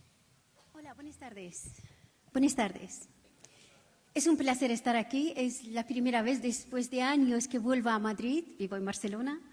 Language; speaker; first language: Spanish; non-native, fluent; Persian